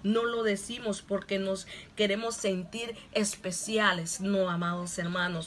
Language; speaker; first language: Spanish; non-native, local second language; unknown